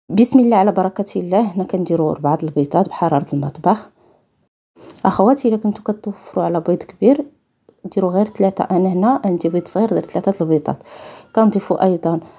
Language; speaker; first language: Arabic; native; Arabic